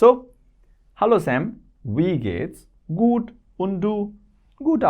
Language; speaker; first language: German; non-native, fluent; Hindi